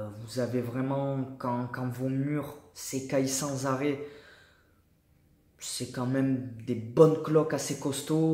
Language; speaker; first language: French; native; French